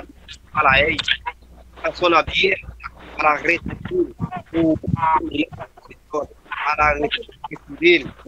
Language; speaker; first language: Spanish; non-native, learner; Haitian Creole